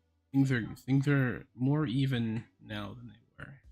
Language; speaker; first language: English; native; English